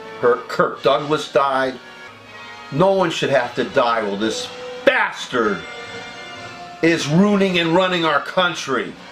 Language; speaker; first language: English; native; English